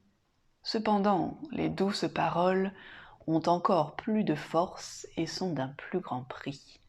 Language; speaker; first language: French; native; French